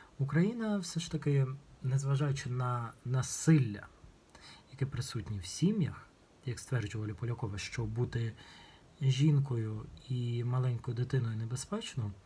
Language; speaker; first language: Ukrainian; non-native, local second language; Russian